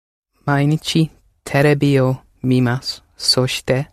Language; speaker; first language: Japanese; non-native, learner; English